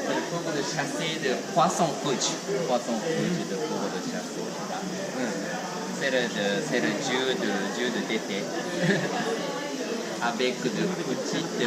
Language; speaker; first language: French; non-native, learner; Japanese